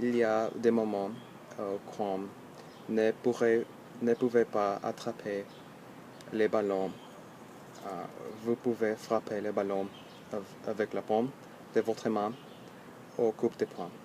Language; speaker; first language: French; non-native, learner; English